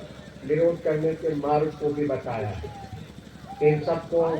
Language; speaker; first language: Hindi; native; Hindi